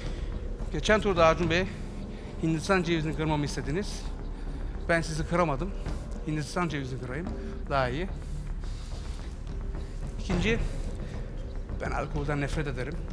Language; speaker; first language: Turkish; native; Turkish